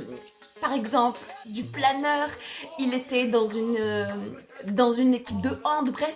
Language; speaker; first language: French; native; French